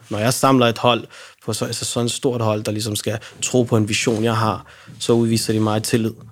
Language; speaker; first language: Danish; early bilingual, other home language; Arabic